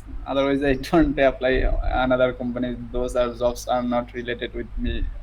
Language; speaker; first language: English; non-native, learner; Bangla